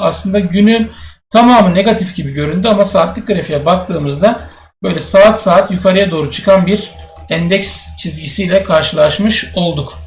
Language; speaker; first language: Turkish; native; Turkish